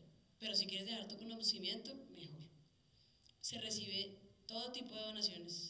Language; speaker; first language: Spanish; native; Spanish